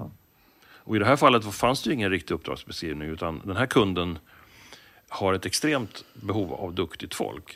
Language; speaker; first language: Swedish; native; Swedish